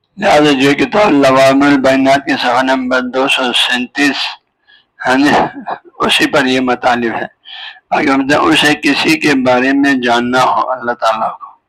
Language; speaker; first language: Urdu; non-native, local second language; Balti